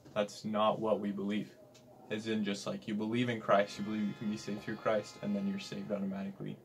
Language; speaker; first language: English; native; English